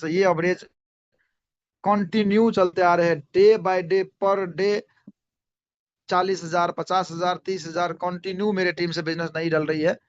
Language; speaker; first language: Hindi; native; Hindi